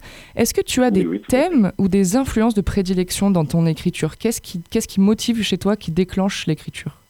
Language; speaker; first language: French; native; French